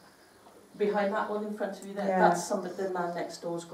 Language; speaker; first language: English; native; English